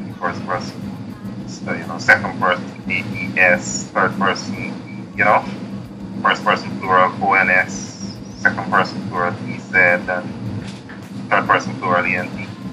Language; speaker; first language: English; native; English